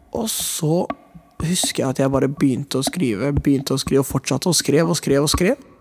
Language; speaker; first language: Norwegian; native; Norwegian